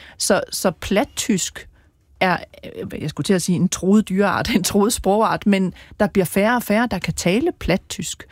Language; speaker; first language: Danish; native; Danish